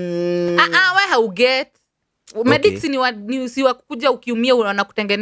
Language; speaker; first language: Swahili; non-native, local second language; Kikuyu